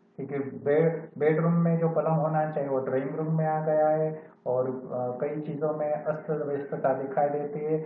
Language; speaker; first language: Hindi; non-native, local second language; Gujarati